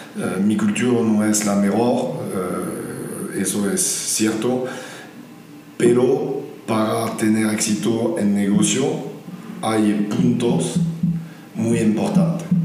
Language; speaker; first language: Spanish; non-native, learner; French